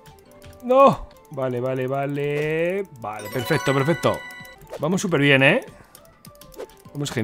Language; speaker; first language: Spanish; native; Spanish